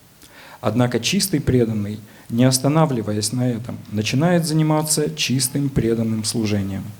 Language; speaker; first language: Russian; native; Russian